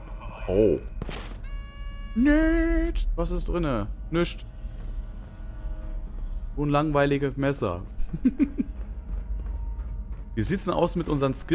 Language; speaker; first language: German; native; German